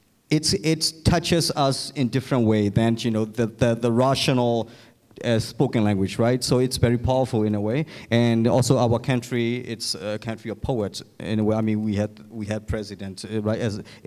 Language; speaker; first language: English; non-native, fluent; Burmese